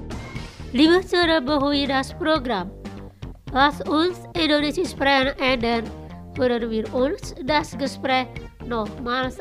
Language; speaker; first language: German; non-native, fluent; Indonesian